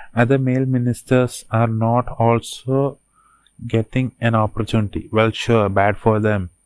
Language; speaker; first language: English; non-native, local second language; Malayalam